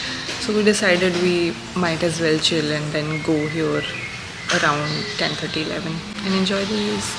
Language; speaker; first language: English; non-native, local second language; Hindi